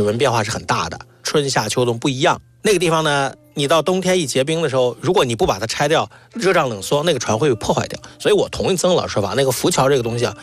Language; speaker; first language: Chinese; native; Chinese